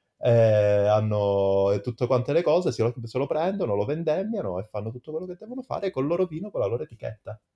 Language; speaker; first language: Italian; native; Italian